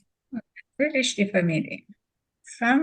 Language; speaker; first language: German; non-native, learner; Filipino